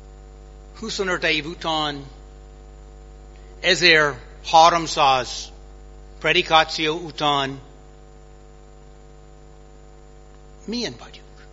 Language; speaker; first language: Hungarian; non-native, fluent; English